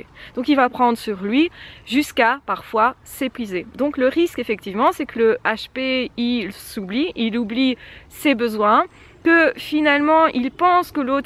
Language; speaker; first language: French; native; French